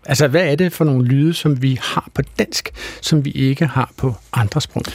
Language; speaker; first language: Danish; native; Danish